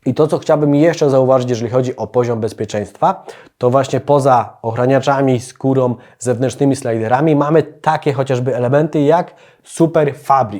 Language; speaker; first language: Polish; native; Polish